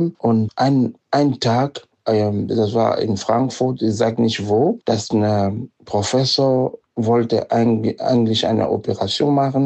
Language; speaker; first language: German; non-native, fluent; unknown